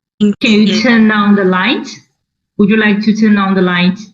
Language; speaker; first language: English; non-native, learner; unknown